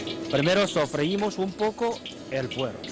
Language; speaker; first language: Spanish; non-native, fluent; Chinese